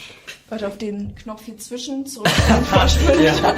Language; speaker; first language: German; native; German